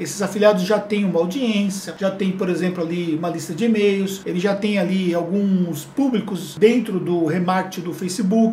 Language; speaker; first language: Portuguese; native; Portuguese